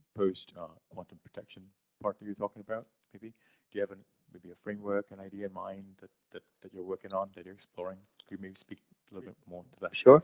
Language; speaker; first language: English; native; English